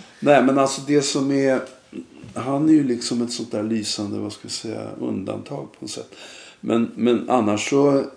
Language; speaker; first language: Swedish; native; Swedish